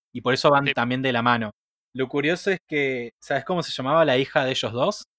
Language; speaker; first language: Spanish; native; Spanish